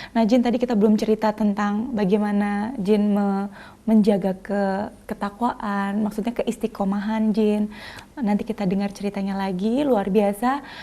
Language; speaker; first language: Indonesian; native; Indonesian